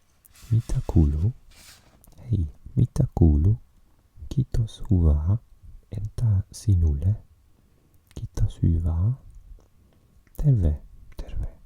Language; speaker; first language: Finnish; non-native, learner; English